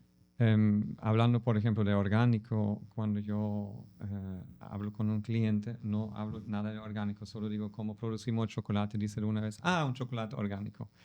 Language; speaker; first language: Spanish; non-native, fluent; German